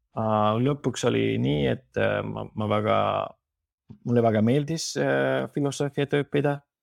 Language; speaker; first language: Estonian; non-native, fluent; Spanish